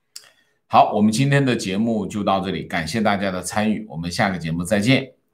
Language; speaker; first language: Chinese; native; Chinese